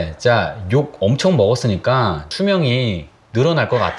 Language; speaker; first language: Korean; native; Korean